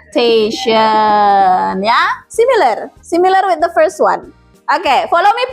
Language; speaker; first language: English; non-native, fluent; Indonesian